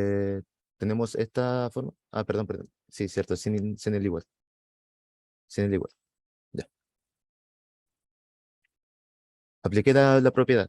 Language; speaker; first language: Spanish; native; Spanish